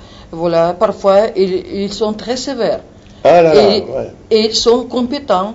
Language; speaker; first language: French; non-native, fluent; Russian